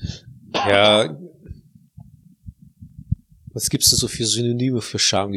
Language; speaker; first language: German; native; German